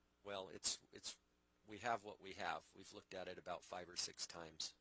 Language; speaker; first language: English; native; English